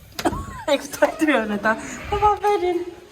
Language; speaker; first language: Finnish; native; Finnish